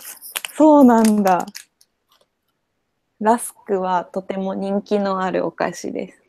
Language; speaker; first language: Japanese; non-native, fluent; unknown